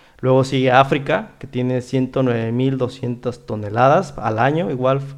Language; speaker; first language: Spanish; native; Spanish